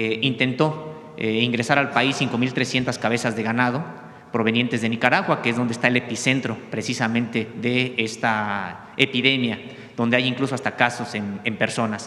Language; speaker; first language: Spanish; native; Spanish